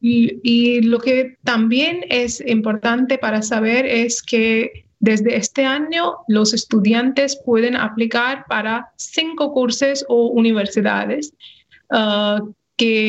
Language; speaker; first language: Spanish; non-native, fluent; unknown